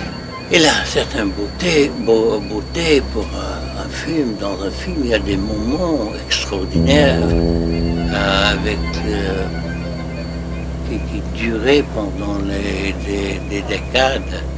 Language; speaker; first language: French; non-native, learner; English